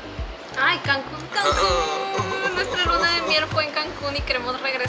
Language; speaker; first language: Spanish; native; Spanish